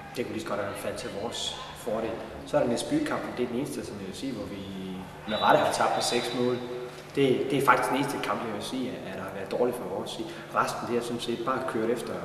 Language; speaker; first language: Danish; native; Danish